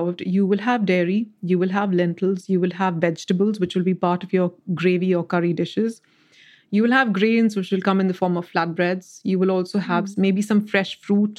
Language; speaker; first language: English; non-native, local second language; Marathi